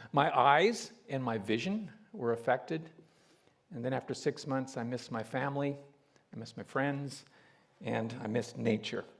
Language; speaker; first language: English; native; English